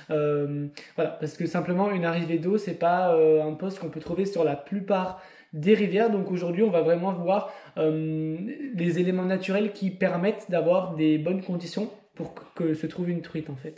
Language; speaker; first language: French; native; French